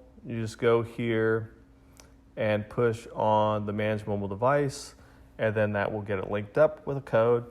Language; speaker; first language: English; native; English